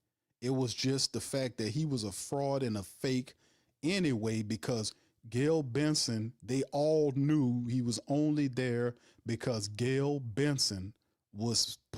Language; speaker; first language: English; native; English